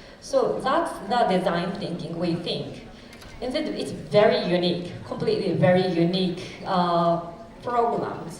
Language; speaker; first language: English; non-native, fluent; Japanese